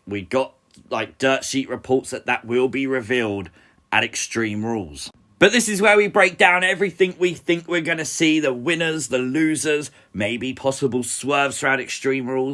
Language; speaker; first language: English; native; English